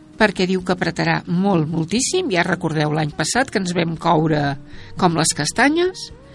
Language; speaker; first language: Catalan; native; Catalan